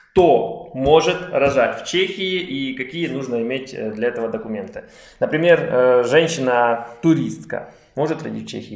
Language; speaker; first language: Russian; non-native, local second language; Ukrainian